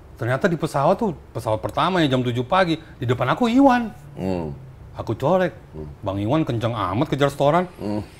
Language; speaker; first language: Indonesian; native; Indonesian